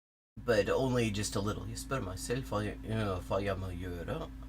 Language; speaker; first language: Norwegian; non-native, learner; English